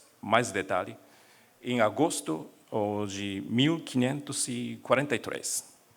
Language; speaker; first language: Portuguese; non-native, learner; Japanese